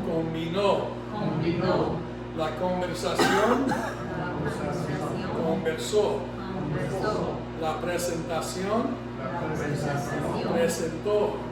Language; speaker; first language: Spanish; non-native, fluent; English